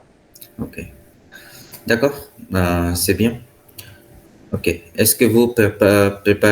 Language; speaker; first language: French; non-native, fluent; Hindi